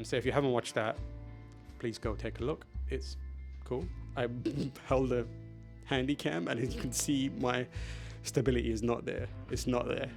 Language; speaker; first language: English; native; English